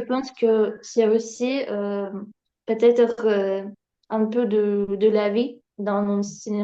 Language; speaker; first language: French; non-native, learner; Ukrainian